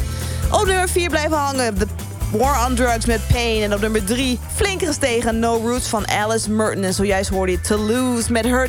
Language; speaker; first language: Dutch; native; Dutch